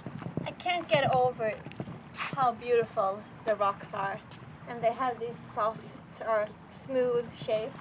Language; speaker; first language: English; non-native, fluent; Swedish